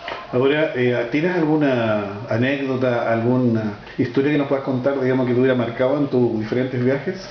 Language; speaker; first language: Spanish; native; Spanish